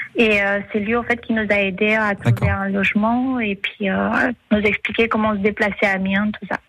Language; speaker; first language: French; non-native, fluent; Romanian